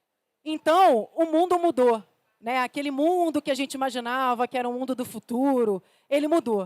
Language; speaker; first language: Portuguese; native; Portuguese